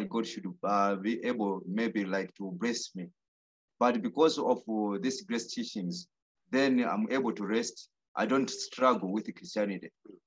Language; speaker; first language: English; non-native, local second language; Nyanja